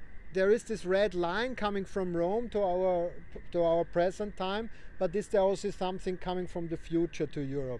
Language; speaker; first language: English; non-native, fluent; German